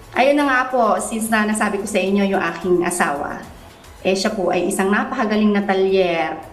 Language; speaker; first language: Filipino; native; Filipino